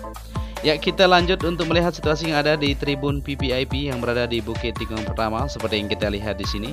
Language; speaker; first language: Indonesian; native; Indonesian